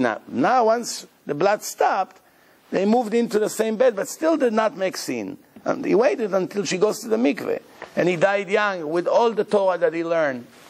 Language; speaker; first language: English; non-native, fluent; Hebrew